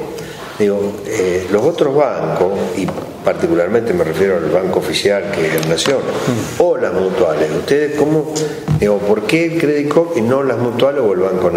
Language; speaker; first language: Spanish; native; Spanish